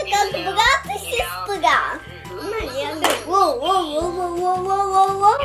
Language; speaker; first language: Russian; early bilingual, heritage; Russian